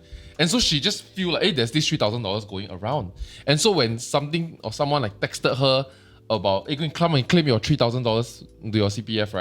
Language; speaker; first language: English; native; English